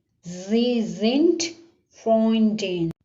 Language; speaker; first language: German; non-native, learner; Urdu